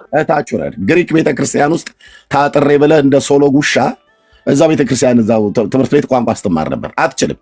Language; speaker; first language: Amharic; native; Amharic